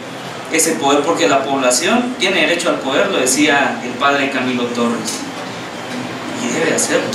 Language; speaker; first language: Spanish; native; Spanish